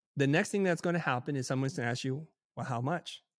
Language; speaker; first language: English; native; English